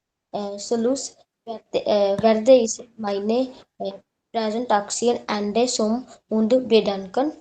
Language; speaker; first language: German; non-native, learner; Hindi